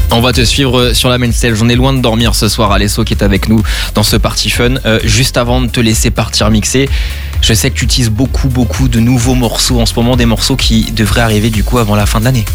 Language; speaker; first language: French; native; French